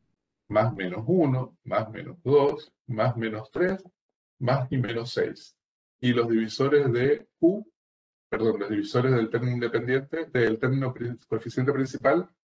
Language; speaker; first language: Spanish; native; Spanish